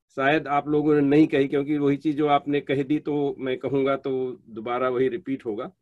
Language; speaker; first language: Hindi; native; Hindi